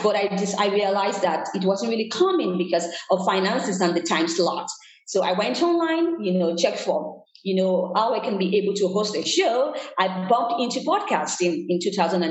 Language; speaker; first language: English; non-native, local second language; Yoruba